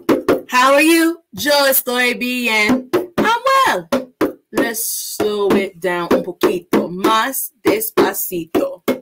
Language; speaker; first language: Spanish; early bilingual, heritage; Spanish